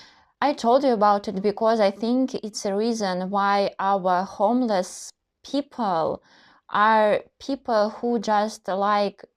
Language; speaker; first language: English; non-native, learner; Russian